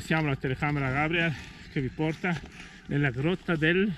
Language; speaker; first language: Italian; native; Italian